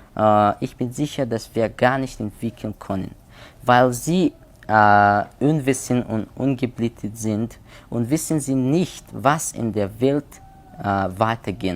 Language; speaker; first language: German; non-native, learner; Persian